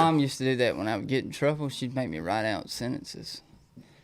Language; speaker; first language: English; native; English